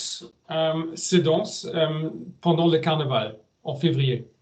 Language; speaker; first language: French; non-native, learner; German